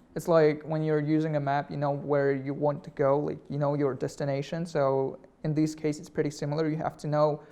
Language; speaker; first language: English; non-native, fluent; Russian